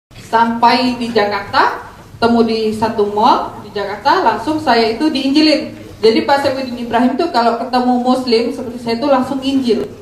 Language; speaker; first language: Indonesian; native; Indonesian